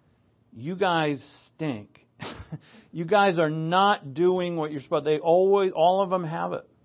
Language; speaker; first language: English; native; English